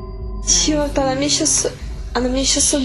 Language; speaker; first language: Russian; native; Russian